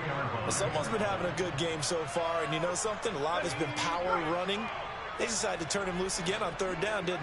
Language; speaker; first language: English; native; English